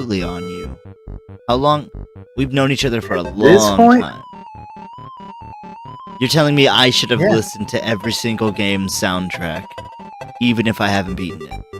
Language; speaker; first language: English; native; English